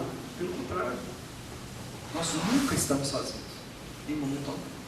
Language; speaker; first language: Portuguese; native; Portuguese